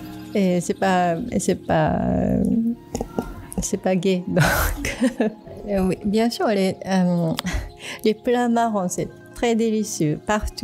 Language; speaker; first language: French; non-native, fluent; Japanese